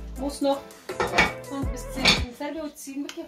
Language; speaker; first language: German; non-native, learner; Kurdish